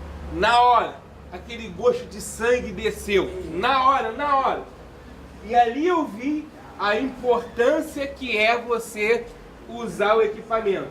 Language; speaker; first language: Portuguese; native; Portuguese